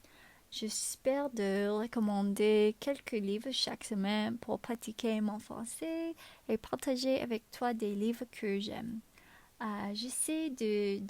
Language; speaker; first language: French; non-native, learner; English